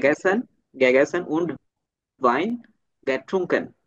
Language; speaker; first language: German; non-native, learner; Bangla